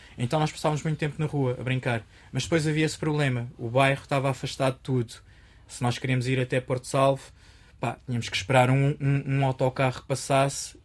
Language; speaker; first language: Portuguese; early bilingual, other home language; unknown